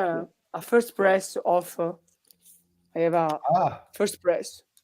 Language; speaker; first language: English; non-native, learner; Italian